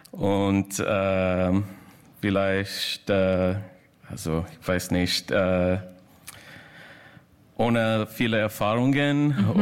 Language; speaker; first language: German; non-native, learner; English